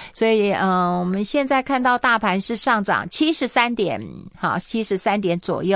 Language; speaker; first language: Chinese; native; Chinese